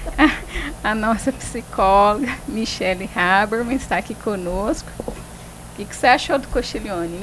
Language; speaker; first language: Portuguese; native; Portuguese